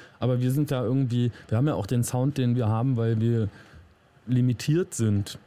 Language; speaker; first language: German; native; German